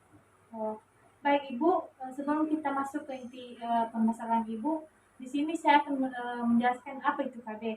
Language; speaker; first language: Indonesian; native; Indonesian